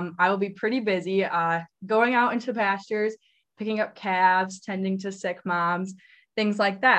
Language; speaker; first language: English; native; English